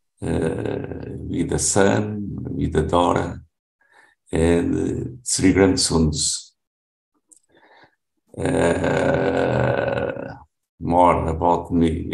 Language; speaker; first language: English; non-native, learner; Portuguese